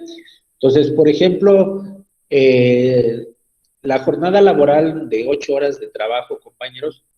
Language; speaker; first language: Spanish; native; Spanish